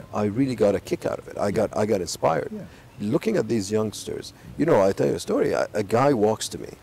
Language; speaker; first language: English; non-native, fluent; Arabic